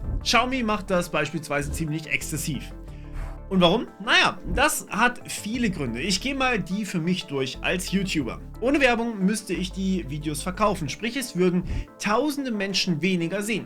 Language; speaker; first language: German; native; German